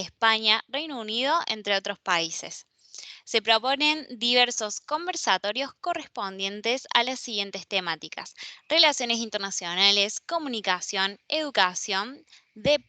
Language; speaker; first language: Spanish; native; Spanish